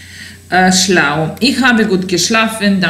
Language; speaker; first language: German; non-native, fluent; Serbian